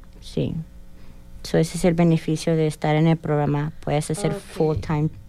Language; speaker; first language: Spanish; early bilingual, heritage; Spanish